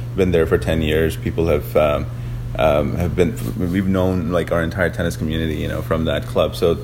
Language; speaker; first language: English; early bilingual, other home language; Urdu